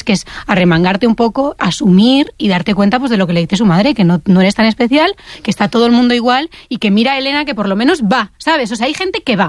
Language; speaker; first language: Spanish; native; Spanish